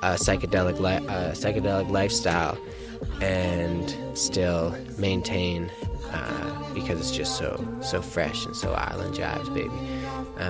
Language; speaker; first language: English; native; English